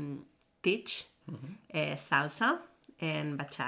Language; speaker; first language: English; non-native, learner; Spanish